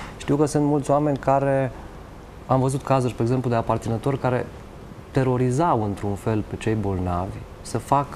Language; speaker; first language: Romanian; native; Romanian